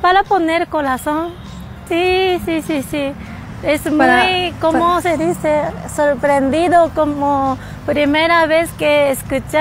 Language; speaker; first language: Spanish; non-native, learner; Japanese